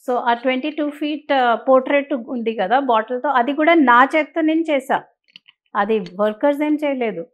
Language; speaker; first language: Telugu; non-native, learner; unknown